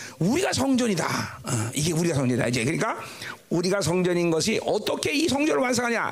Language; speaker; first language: Korean; native; Korean